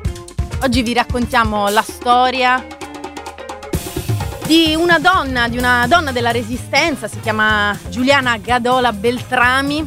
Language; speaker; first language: Italian; native; Italian